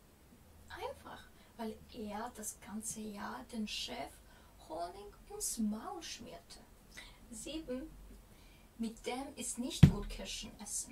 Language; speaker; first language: German; non-native, fluent; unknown